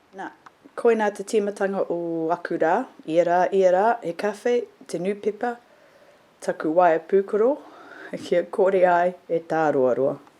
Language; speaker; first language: Māori; non-native, local second language; English